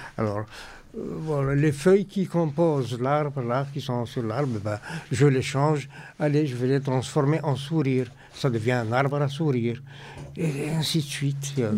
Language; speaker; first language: French; non-native, local second language; Arabic